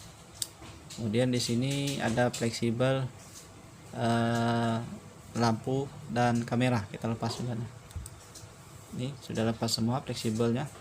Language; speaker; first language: Indonesian; native; Indonesian